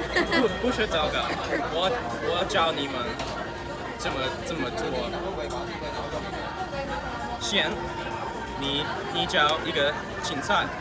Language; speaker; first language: Chinese; non-native, learner; English